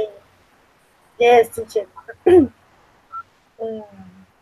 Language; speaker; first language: English; non-native, learner; Spanish